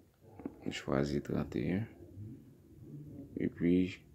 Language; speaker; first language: French; non-native, learner; Haitian Creole